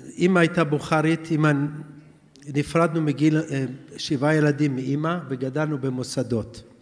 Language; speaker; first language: Hebrew; early bilingual, other home language; Persian